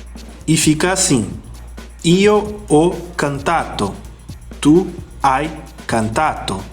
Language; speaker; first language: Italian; non-native, fluent; Portuguese